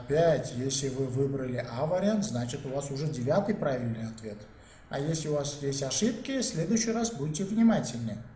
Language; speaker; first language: Russian; non-native, local second language; Uzbek